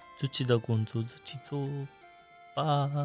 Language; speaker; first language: Chinese; non-native, learner; Japanese